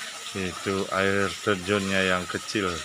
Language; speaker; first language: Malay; non-native, local second language; Balinese